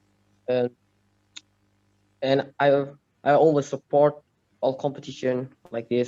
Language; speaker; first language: English; non-native, learner; Indonesian